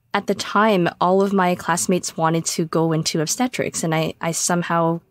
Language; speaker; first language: English; native; English